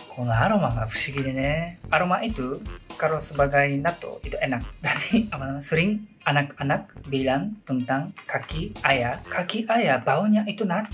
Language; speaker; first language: Indonesian; non-native, learner; Japanese